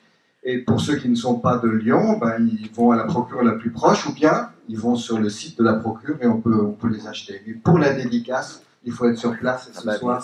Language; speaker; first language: French; native; French